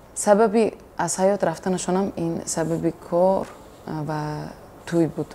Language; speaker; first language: Tajik; non-native, local second language; Uzbek